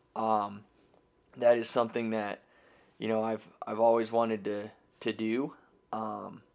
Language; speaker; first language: English; native; English